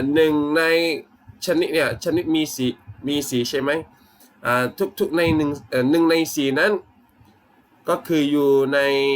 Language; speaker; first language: Thai; non-native, local second language; Malay